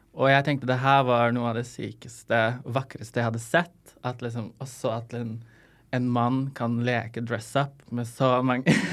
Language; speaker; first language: Norwegian; non-native, fluent; Arabic